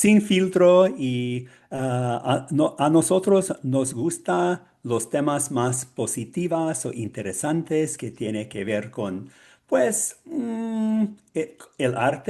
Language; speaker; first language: Spanish; non-native, learner; English